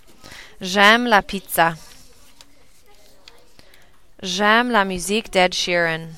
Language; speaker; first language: French; non-native, learner; English